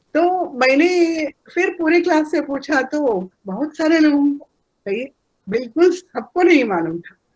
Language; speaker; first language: Hindi; non-native, local second language; Telugu